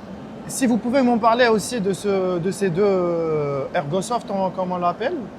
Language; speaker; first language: French; non-native, local second language; Arabic